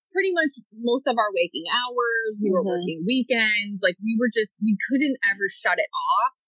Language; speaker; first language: English; native; English